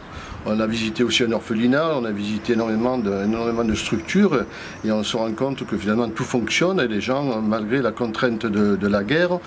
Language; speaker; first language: French; native; French